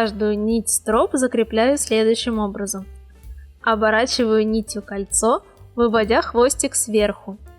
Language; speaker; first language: Russian; native; Russian